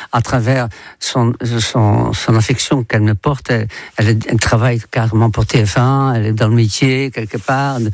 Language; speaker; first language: French; non-native, fluent; Dutch